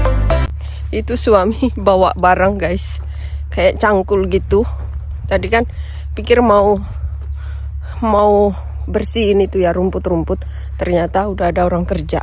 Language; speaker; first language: Indonesian; native; Indonesian